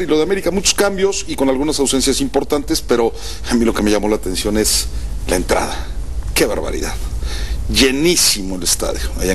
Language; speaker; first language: Spanish; native; Spanish